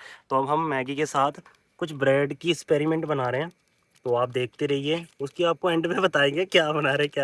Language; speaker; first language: Hindi; non-native, local second language; Punjabi